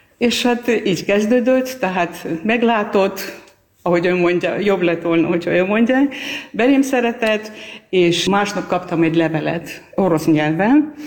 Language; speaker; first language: Hungarian; non-native, fluent; Armenian